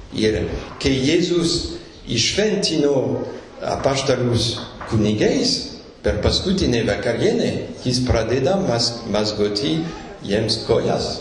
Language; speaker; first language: Lithuanian; non-native, fluent; French